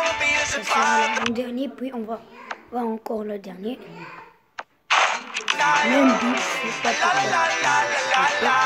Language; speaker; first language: French; non-native, local second language; Arabic